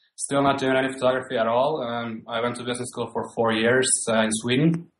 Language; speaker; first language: English; non-native, fluent; Finnish